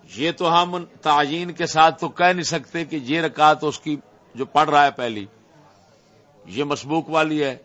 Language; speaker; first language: Urdu; non-native, local second language; Punjabi